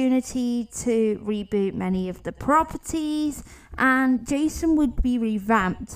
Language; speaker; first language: English; native; English